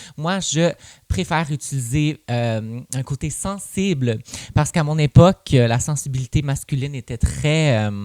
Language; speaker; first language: French; native; French